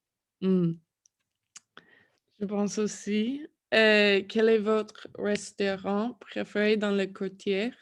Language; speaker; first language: French; non-native, learner; English